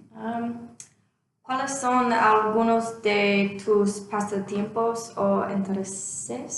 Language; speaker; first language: Spanish; non-native, learner; English